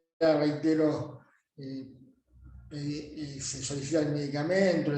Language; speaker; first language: Spanish; native; Spanish